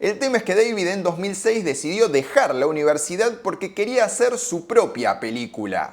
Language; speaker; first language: Spanish; native; Spanish